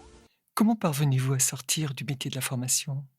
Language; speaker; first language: French; native; French